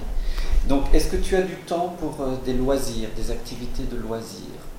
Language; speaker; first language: French; non-native, fluent; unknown